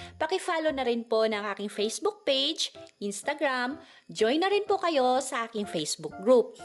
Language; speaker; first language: Filipino; non-native, local second language; Cebuano